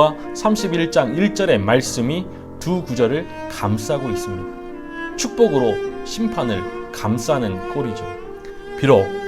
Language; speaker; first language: Korean; native; Korean